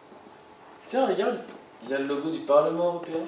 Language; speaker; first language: French; native; French